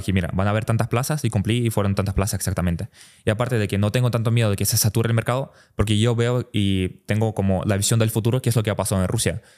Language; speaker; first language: Spanish; early bilingual, other home language; Russian